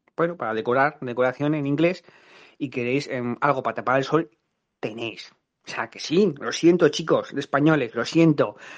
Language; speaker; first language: Spanish; native; Spanish